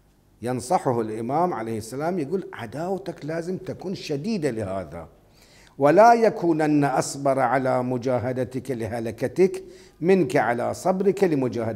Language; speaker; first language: Arabic; native; Arabic